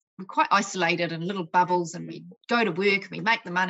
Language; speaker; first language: English; native; English